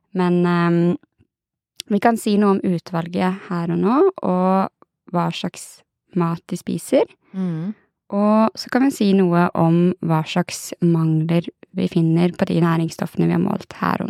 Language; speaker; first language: Norwegian; native; Norwegian